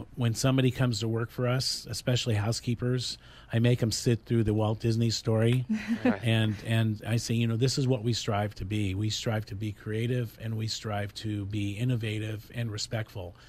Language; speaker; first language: English; native; English